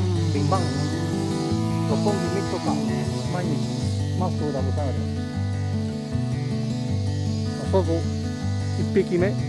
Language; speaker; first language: Japanese; non-native, learner; Spanish